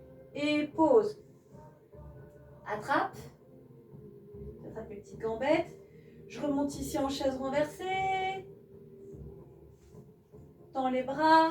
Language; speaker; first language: French; native; French